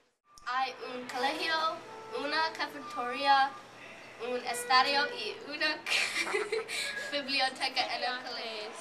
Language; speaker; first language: Spanish; non-native, learner; English